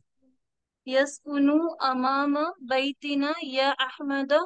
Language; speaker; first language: Arabic; non-native, learner; Urdu